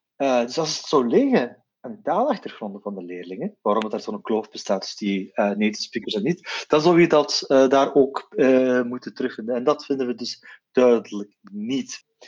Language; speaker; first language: Dutch; non-native, local second language; Turkish